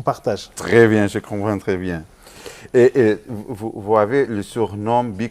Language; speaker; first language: French; non-native, learner; Portuguese